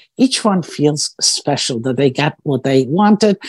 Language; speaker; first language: English; early bilingual, other home language; Croatian